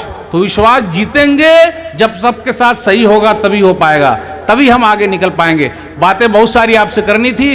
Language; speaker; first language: Hindi; native; Hindi